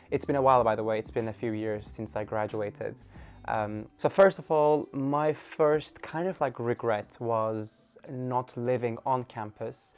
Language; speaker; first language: English; non-native, fluent; Turkish